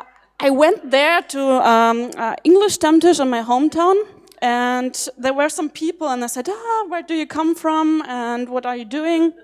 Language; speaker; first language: English; non-native, fluent; German